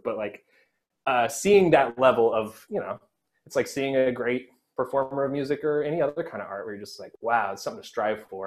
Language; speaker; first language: English; native; English